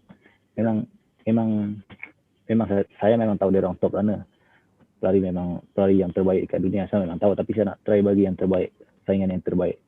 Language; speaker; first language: Malay; non-native, local second language; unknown